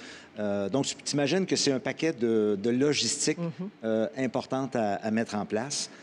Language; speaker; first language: French; native; French